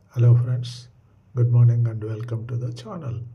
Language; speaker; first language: English; non-native, local second language; Tamil